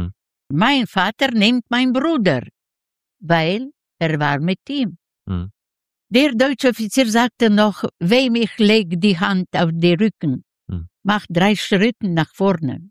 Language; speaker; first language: German; non-native, learner; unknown